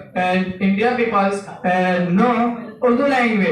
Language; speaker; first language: English; non-native, learner; Urdu